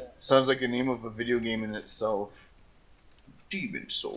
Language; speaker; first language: English; native; English